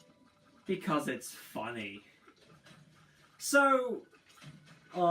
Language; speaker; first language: English; native; English